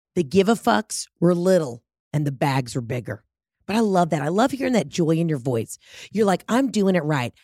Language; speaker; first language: English; early bilingual, other home language; Italian